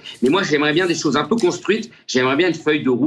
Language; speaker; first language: French; native; French